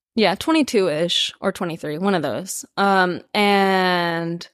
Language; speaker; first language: English; early bilingual, other home language; Spanish